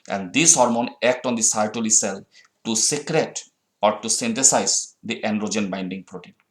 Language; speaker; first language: English; non-native, local second language; Bangla